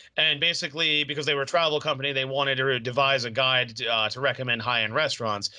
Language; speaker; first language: English; native; English